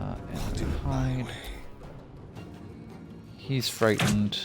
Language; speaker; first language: English; native; English